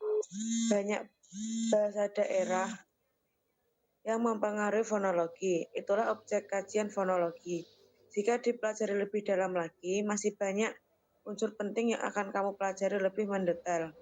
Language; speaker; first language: Indonesian; native; Indonesian